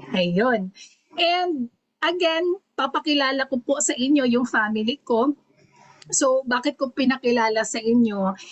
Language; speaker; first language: Filipino; non-native, local second language; Cebuano